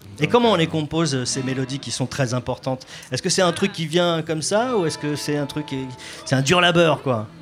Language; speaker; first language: French; native; French